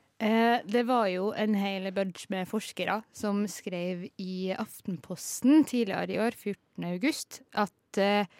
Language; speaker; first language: Norwegian; native; Norwegian